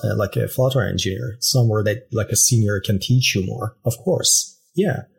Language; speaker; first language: English; non-native, fluent; Persian